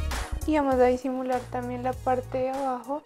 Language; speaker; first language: Spanish; native; Spanish